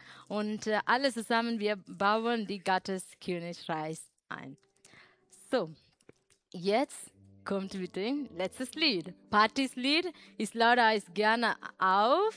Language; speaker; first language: German; non-native, learner; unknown